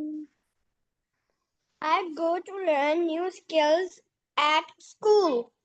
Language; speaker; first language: English; non-native, learner; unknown